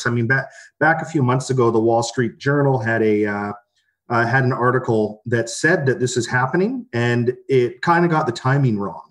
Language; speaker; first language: English; native; English